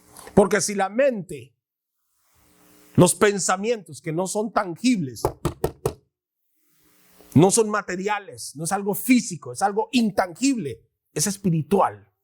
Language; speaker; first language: Spanish; native; Spanish